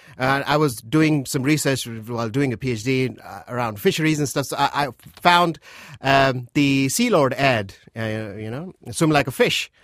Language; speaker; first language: English; non-native, local second language; Urdu